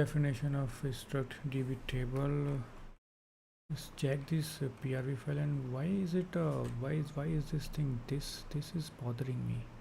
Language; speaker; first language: English; non-native, local second language; Hindi